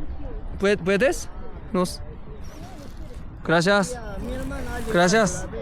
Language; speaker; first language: Spanish; non-native, learner; Korean